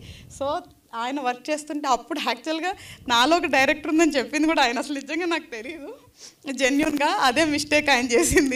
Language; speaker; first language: Telugu; native; Telugu